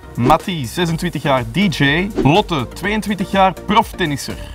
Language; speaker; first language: Dutch; native; Dutch